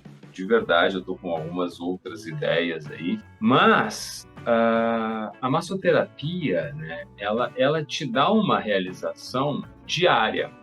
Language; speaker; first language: Portuguese; native; Portuguese